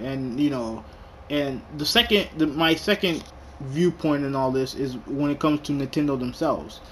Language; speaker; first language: English; native; English